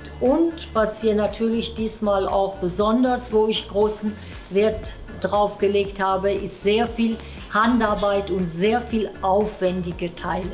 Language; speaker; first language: German; non-native, fluent; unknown